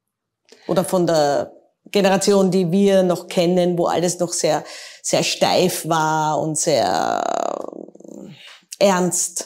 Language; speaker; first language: German; native; German